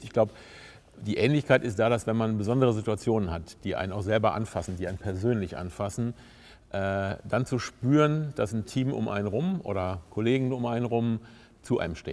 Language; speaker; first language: German; native; German